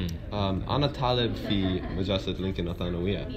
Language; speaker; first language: Arabic; non-native, learner; English